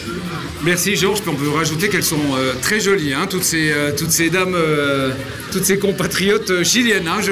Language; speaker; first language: French; native; French